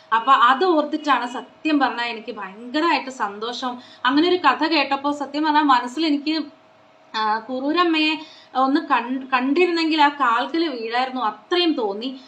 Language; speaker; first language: Malayalam; non-native, local second language; Konkani